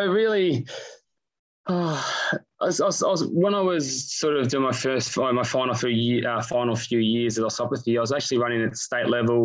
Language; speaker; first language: English; native; English